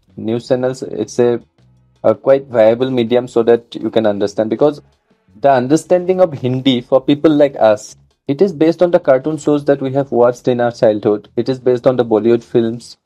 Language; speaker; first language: English; non-native, local second language; Assamese